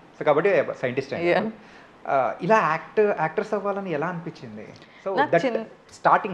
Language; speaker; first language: Telugu; native; Telugu